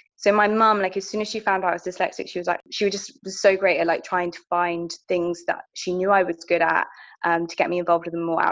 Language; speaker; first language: English; native; English